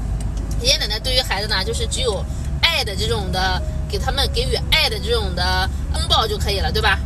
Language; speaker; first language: Chinese; native; Chinese